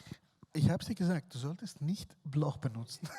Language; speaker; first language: German; non-native, fluent; Greek